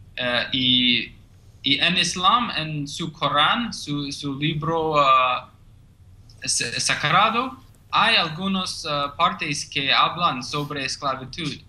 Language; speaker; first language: Spanish; non-native, learner; English